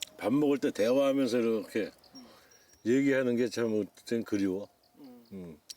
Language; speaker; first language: Korean; native; Korean